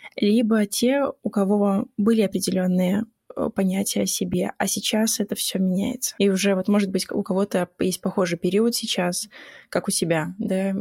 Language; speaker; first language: Russian; native; Russian